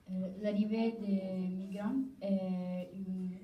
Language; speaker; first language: French; non-native, learner; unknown